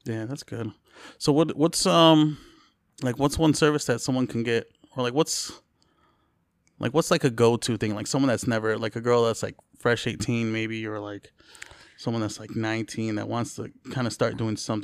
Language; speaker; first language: English; early bilingual, other home language; Spanish